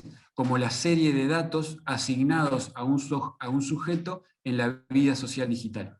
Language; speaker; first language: Spanish; native; Spanish